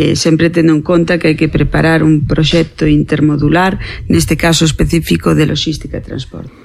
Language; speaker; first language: Galician; native; Galician